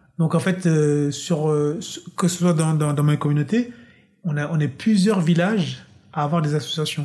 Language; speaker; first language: French; early bilingual, other home language; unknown